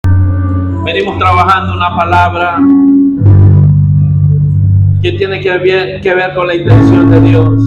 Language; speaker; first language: Spanish; native; Spanish